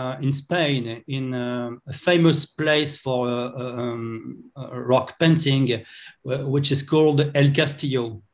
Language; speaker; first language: English; non-native, learner; French